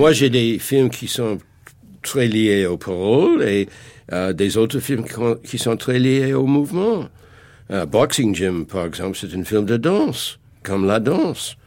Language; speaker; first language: French; non-native, fluent; English